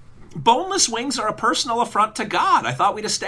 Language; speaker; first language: English; native; English